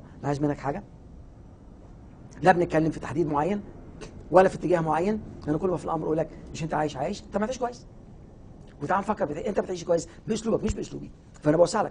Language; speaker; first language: Arabic; native; Arabic